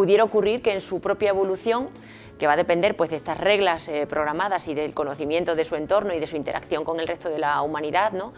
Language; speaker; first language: Spanish; native; Spanish